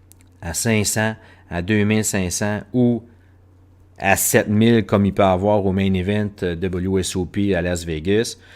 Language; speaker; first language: French; native; French